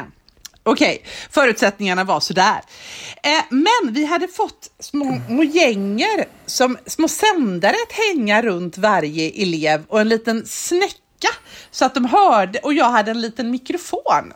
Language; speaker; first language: Swedish; native; Swedish